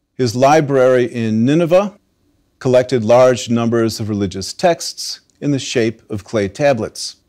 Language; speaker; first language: English; native; English